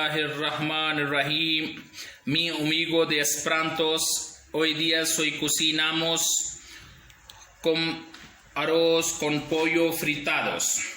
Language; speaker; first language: Spanish; non-native, learner; Urdu